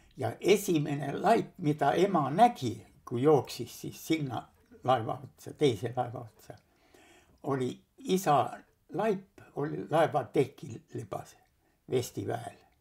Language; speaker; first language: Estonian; native; Estonian